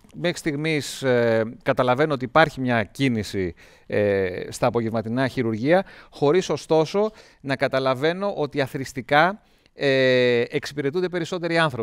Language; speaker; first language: Greek; native; Greek